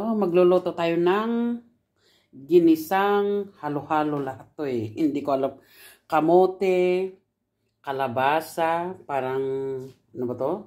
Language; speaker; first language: Filipino; non-native, local second language; Iloko